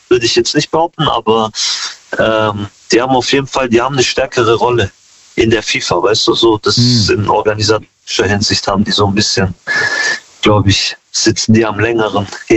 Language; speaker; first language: German; early bilingual, other home language; Kurdish